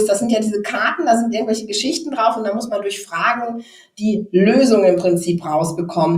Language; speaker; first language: German; native; German